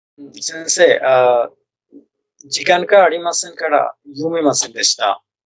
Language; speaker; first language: Japanese; non-native, learner; Bangla